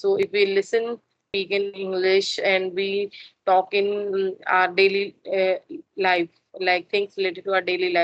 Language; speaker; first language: English; non-native, learner; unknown